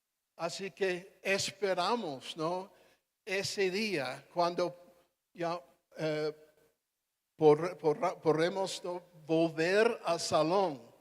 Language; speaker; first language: Spanish; non-native, fluent; English